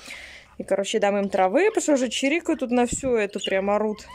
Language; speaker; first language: Russian; native; Russian